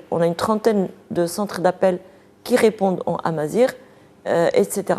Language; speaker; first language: French; non-native, local second language; Arabic